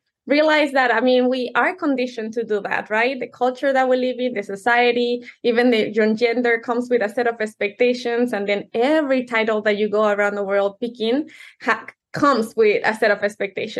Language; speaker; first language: English; non-native, fluent; Spanish